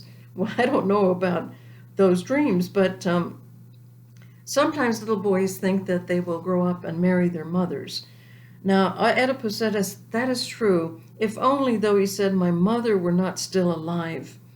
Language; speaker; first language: English; native; English